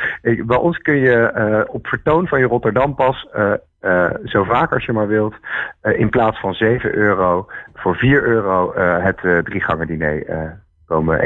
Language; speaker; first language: Dutch; native; Dutch